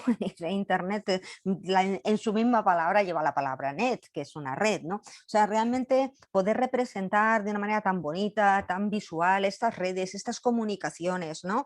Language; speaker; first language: Spanish; native; Spanish